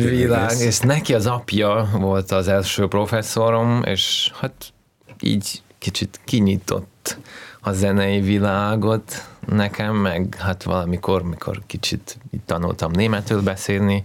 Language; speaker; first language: Hungarian; non-native, learner; Russian